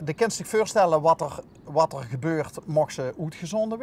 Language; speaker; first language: Dutch; native; Dutch